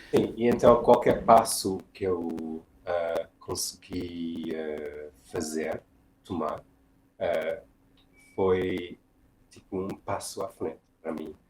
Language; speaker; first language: Portuguese; non-native, fluent; English